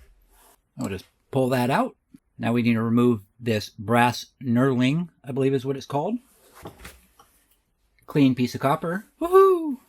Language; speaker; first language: English; native; English